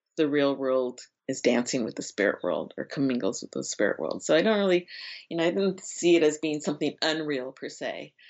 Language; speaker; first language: English; native; English